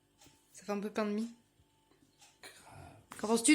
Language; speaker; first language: French; native; French